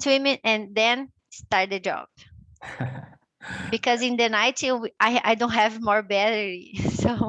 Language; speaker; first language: English; non-native, learner; Portuguese